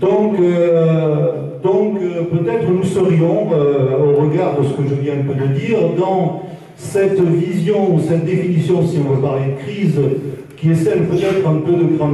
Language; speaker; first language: French; native; French